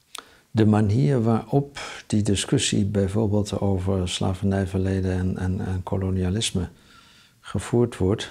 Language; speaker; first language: Dutch; native; Dutch